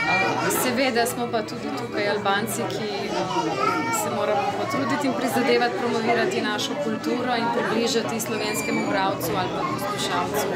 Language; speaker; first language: Slovenian; non-native, fluent; Albanian